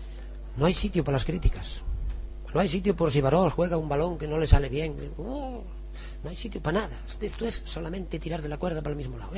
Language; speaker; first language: Spanish; native; Spanish